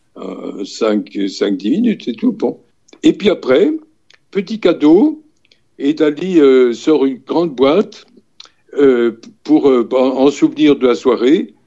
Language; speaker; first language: French; native; French